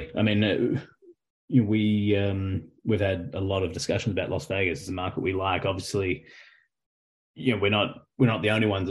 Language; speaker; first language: English; native; English